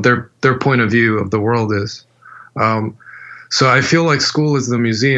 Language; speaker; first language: English; native; English